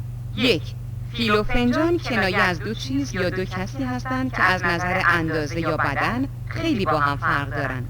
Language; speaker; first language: Persian; non-native, fluent; Urdu